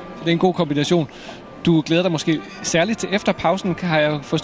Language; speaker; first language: Danish; native; Danish